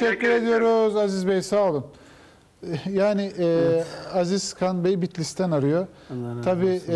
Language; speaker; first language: Turkish; native; Turkish